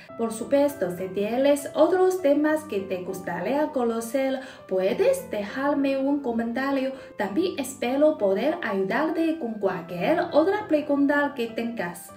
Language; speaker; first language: Spanish; non-native, fluent; Chinese